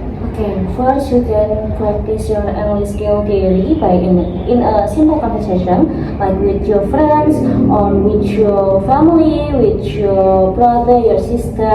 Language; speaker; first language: English; non-native, learner; Indonesian